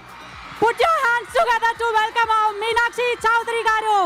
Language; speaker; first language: Telugu; native; Telugu